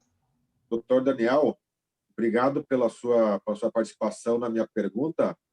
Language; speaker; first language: Portuguese; native; Portuguese